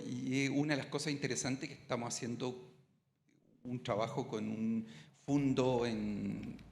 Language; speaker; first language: Spanish; native; Spanish